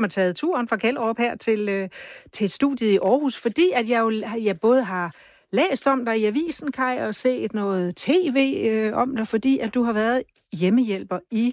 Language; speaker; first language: Danish; native; Danish